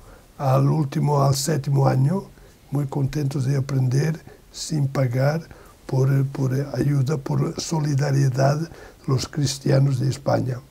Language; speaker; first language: Spanish; non-native, learner; Portuguese